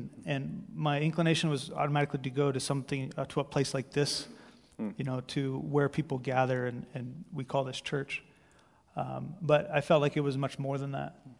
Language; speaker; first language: English; native; English